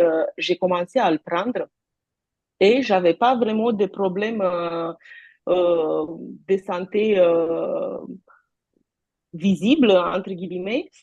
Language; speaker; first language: French; non-native, fluent; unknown